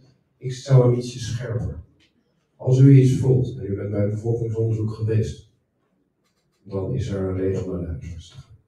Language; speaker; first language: Dutch; native; Dutch